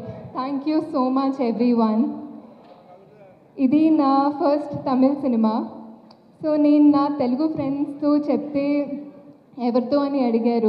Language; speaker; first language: Telugu; non-native, fluent; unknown